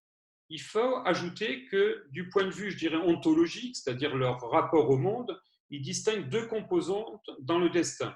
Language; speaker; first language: French; native; French